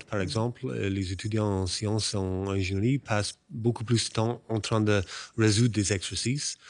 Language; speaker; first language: French; non-native, fluent; English